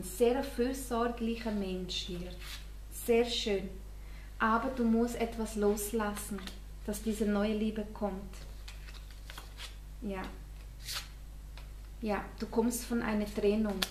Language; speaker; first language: German; non-native, fluent; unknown